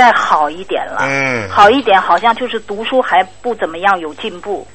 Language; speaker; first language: Chinese; native; Chinese